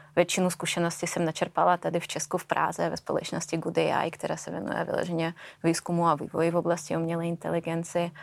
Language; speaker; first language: Czech; non-native, fluent; Russian